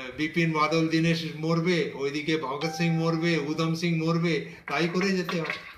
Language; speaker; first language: Bangla; non-native, local second language; Punjabi